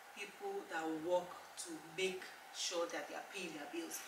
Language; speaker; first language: English; non-native, local second language; Yoruba